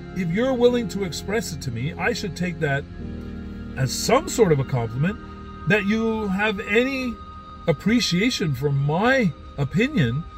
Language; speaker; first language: English; native; English